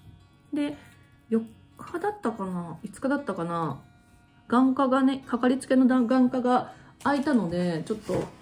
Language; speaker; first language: Japanese; native; Japanese